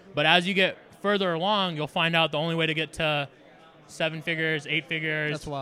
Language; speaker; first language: English; native; English